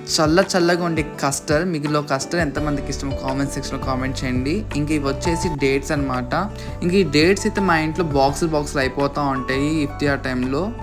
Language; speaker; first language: Telugu; non-native, local second language; Urdu